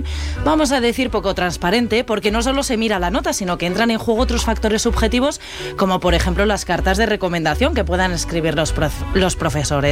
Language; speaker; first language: Spanish; native; Spanish